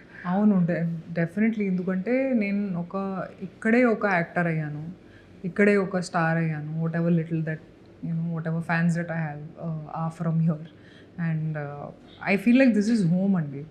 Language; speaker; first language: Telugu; non-native, fluent; Hindi